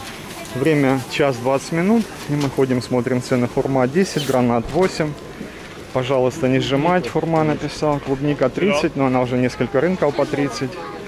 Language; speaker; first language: Russian; native; Russian